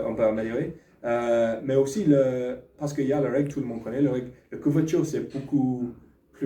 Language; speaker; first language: French; non-native, learner; English